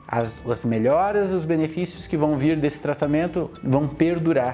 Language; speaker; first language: Portuguese; native; Portuguese